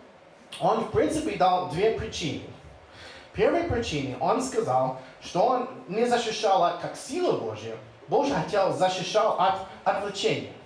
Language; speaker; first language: Russian; non-native, fluent; English